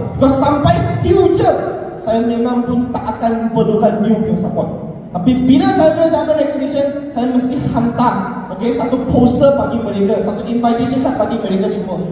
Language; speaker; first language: Malay; non-native, local second language; Chinese